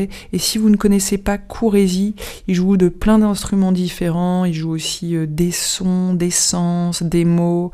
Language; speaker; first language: French; native; French